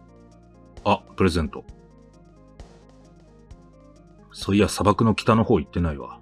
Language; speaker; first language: Japanese; native; Japanese